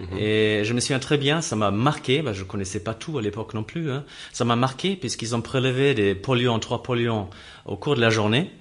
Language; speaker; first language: French; non-native, fluent; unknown